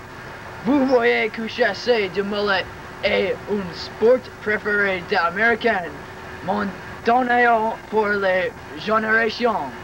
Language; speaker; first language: French; non-native, learner; English